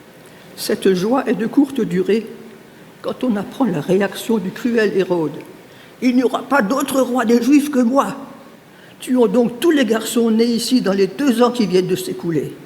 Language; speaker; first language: French; native; French